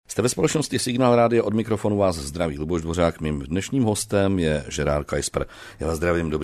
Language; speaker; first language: Czech; native; Czech